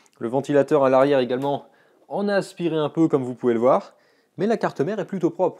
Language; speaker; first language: French; native; French